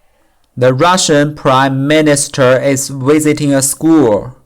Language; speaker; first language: English; non-native, learner; Chinese